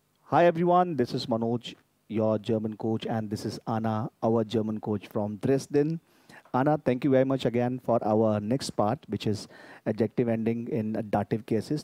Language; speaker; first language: English; non-native, local second language; Hindi